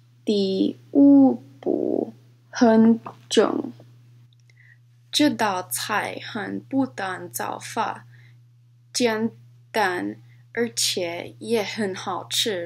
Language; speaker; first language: Chinese; non-native, learner; English